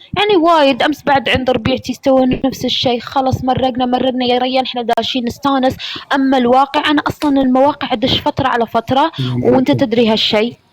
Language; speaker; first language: Arabic; native; Arabic